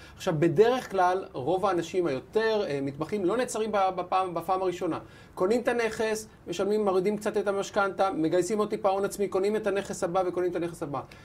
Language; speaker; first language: Hebrew; native; Hebrew